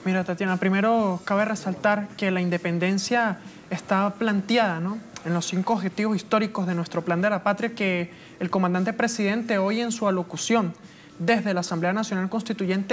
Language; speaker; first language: Spanish; native; Spanish